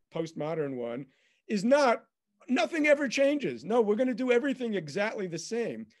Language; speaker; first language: English; native; English